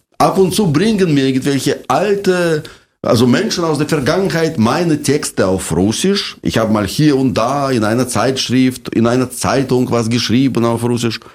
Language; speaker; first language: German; non-native, fluent; Russian